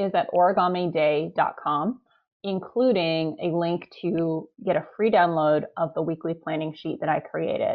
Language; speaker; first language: English; native; English